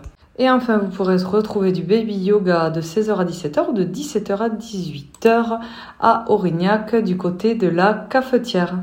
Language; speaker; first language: French; native; French